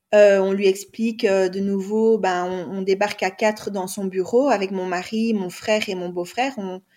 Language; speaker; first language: French; native; French